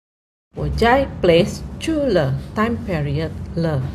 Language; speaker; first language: Chinese; non-native, fluent; Indonesian